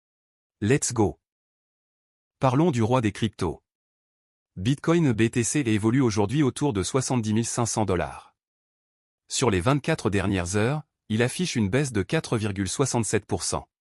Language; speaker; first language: French; native; French